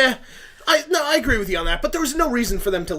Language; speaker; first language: English; native; English